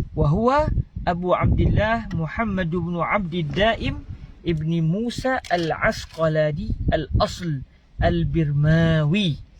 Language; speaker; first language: Malay; native; Malay